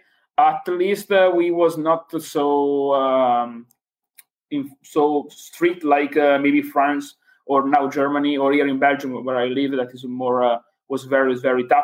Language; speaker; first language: English; non-native, fluent; Italian